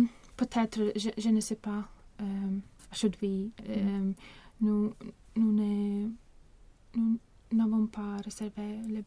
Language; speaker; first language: French; non-native, learner; Swedish